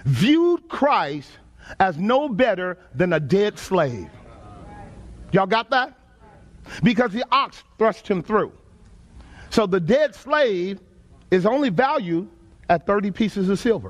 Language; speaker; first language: English; native; English